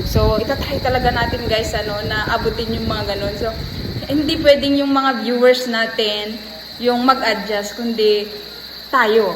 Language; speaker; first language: Filipino; non-native, local second language; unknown